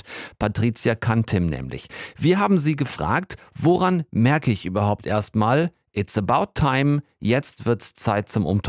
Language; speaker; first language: German; native; German